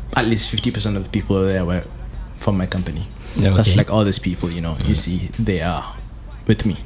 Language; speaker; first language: English; non-native, local second language; Hausa